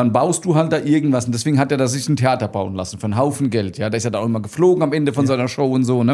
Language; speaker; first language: German; native; German